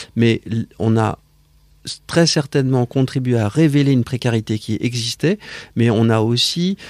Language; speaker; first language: French; native; French